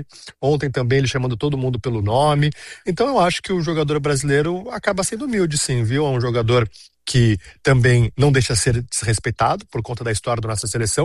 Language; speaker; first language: Portuguese; native; Portuguese